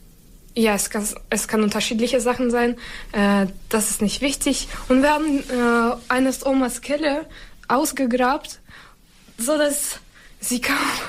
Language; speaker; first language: German; non-native, learner; Ukrainian